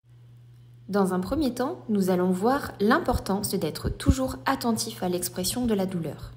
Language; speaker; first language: French; native; French